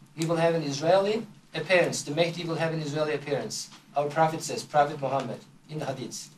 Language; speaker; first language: English; non-native, fluent; Turkish